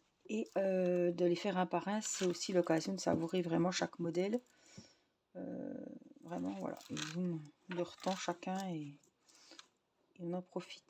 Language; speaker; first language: French; native; French